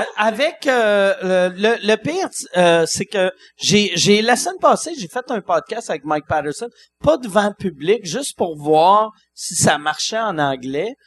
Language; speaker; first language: French; native; French